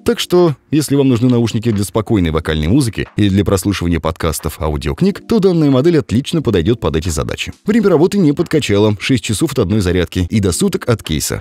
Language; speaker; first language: Russian; native; Russian